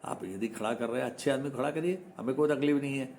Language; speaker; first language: Hindi; non-native, local second language; Malayalam